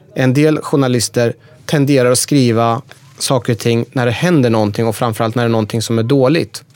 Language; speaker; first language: Swedish; early bilingual, other home language; Persian